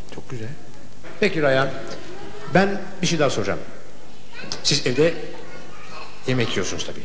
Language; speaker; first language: Turkish; native; Turkish